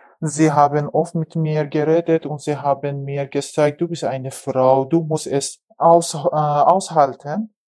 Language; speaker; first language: German; non-native, learner; Persian